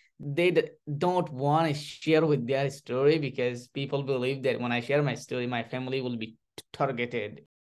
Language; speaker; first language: English; non-native, learner; Rohingya